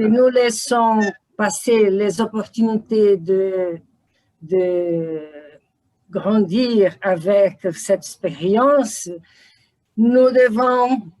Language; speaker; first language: French; non-native, learner; Portuguese